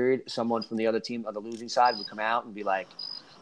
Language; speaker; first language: English; native; English